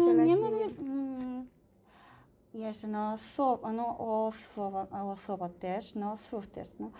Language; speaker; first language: Polish; non-native, learner; Japanese